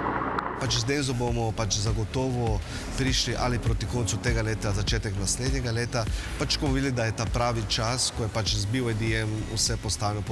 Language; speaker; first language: Slovenian; native; Slovenian